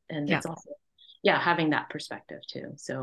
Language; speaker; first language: English; non-native, local second language; Cantonese